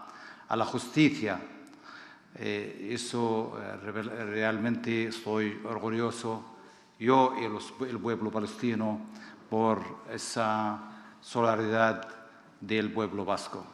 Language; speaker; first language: Spanish; non-native, fluent; Arabic